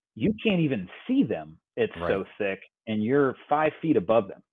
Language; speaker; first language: English; native; English